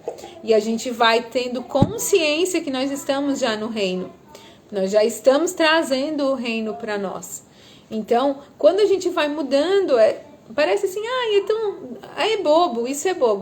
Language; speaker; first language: Portuguese; native; Portuguese